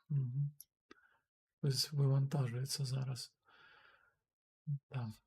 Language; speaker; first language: Ukrainian; native; Ukrainian